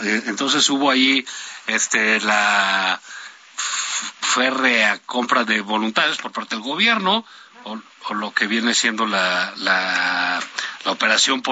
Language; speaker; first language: Spanish; native; Spanish